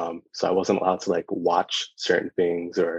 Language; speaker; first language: English; native; English